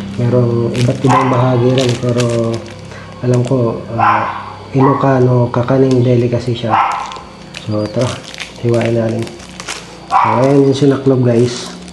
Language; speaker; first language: Filipino; native; Filipino